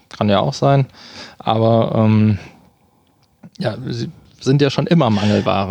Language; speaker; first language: German; native; German